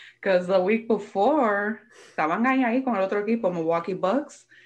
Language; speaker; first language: Spanish; early bilingual, heritage; Spanish